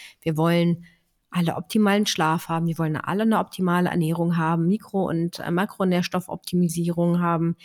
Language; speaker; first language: German; early bilingual, other home language; Greek